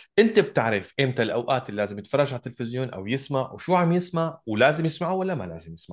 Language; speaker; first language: Arabic; native; Arabic